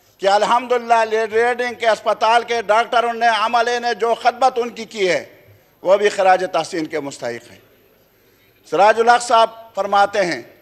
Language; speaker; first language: Urdu; non-native, local second language; Khowar